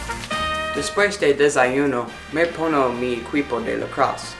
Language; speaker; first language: Spanish; non-native, learner; English